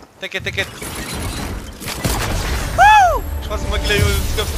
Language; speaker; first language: French; native; French